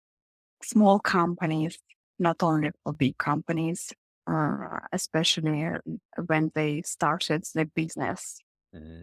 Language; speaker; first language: English; non-native, learner; Russian